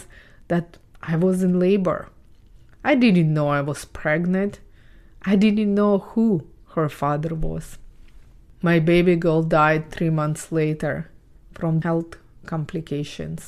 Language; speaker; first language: English; non-native, fluent; Ukrainian